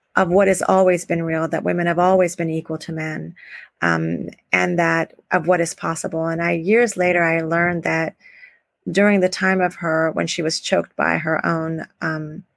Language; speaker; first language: English; native; English